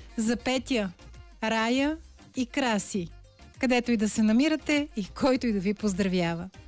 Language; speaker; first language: Bulgarian; native; Bulgarian